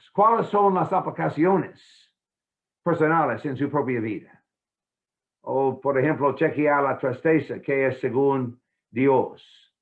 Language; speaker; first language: Spanish; non-native, fluent; English